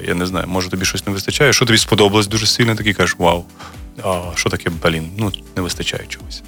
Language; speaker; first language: Ukrainian; native; Ukrainian